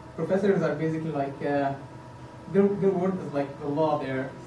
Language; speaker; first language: English; non-native, fluent; Arabic